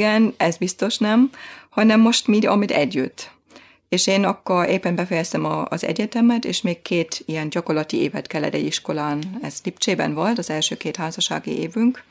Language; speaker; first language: Hungarian; non-native, fluent; German